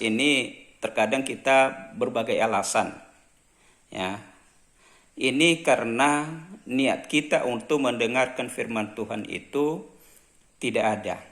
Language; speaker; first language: Indonesian; native; Indonesian